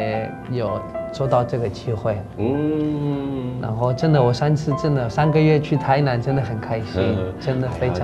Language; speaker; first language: Chinese; non-native, fluent; Spanish